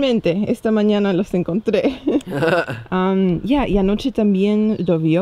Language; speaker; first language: Spanish; native; Spanish